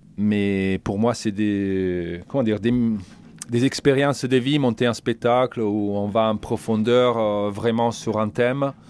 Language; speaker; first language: French; non-native, fluent; Italian